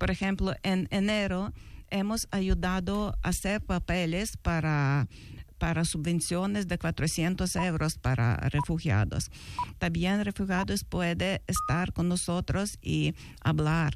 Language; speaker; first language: Spanish; non-native, learner; Ukrainian